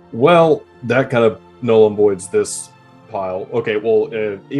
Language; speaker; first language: English; native; English